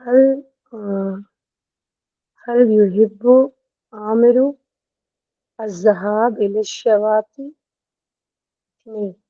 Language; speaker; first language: Arabic; non-native, learner; Hindi